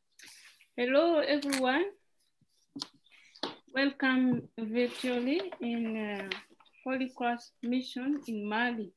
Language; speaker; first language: English; non-native, fluent; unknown